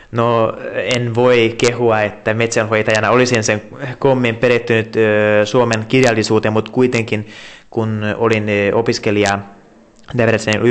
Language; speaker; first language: Finnish; non-native, fluent; Hungarian